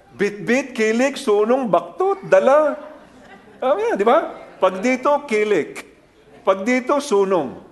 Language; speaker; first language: Filipino; native; Filipino